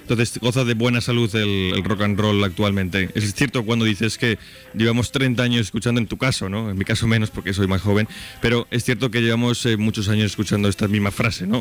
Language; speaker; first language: Spanish; native; Spanish